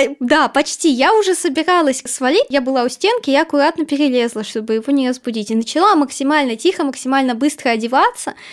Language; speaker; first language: Russian; native; Russian